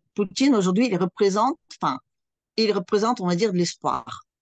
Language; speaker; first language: French; non-native, fluent; Russian